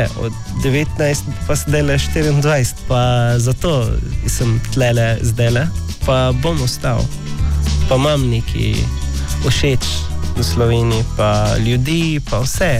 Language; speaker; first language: Slovenian; non-native, learner; Arabic